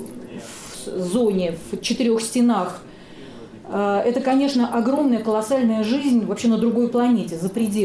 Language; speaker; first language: Russian; native; Russian